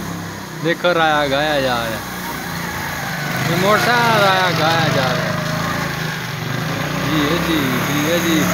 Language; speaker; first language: Hindi; non-native, local second language; Punjabi